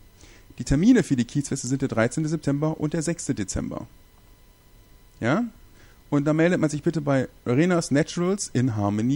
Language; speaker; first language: German; native; German